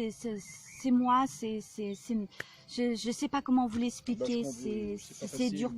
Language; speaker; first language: French; native; French